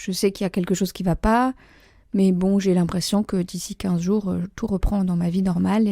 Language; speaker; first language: French; native; French